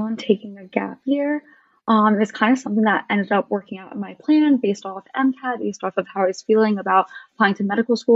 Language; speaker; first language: English; native; English